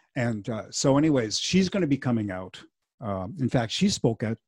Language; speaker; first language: English; non-native, fluent; French